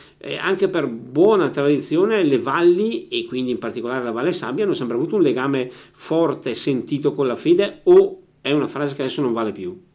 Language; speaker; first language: Italian; native; Italian